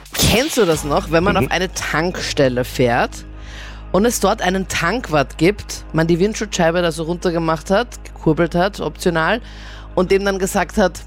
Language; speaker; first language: German; native; German